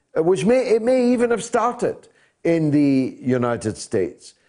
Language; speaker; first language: English; native; English